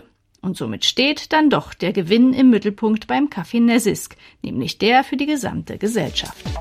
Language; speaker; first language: German; native; German